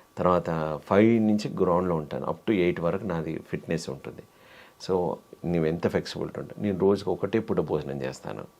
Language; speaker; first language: Telugu; native; Telugu